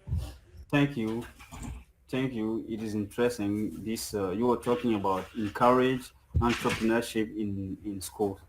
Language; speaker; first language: English; non-native, fluent; French